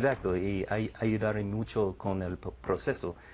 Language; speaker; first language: Spanish; non-native, learner; English